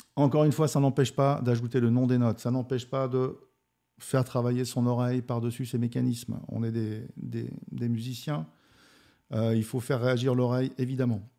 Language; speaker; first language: French; native; French